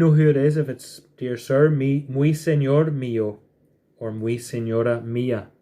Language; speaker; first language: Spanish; non-native, fluent; English